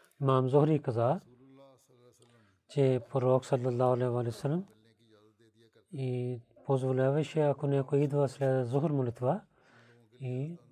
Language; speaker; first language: Bulgarian; non-native, fluent; Urdu